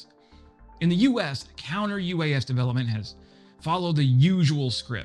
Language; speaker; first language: English; native; English